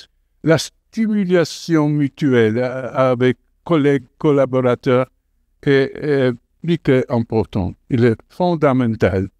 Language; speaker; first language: French; non-native, fluent; Polish